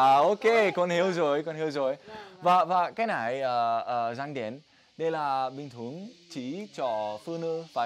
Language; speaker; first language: Vietnamese; non-native, learner; English